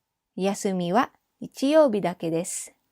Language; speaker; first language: Japanese; non-native, fluent; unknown